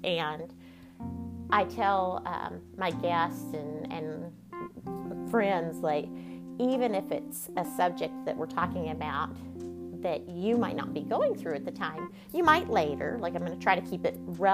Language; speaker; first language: English; native; English